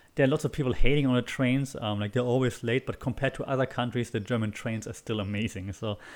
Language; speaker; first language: English; non-native, fluent; German